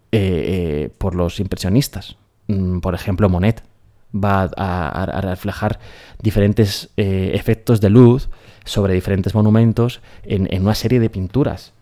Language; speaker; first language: Spanish; native; Spanish